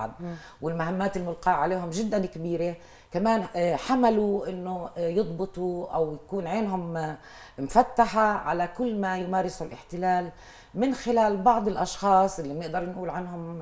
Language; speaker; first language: Arabic; native; Arabic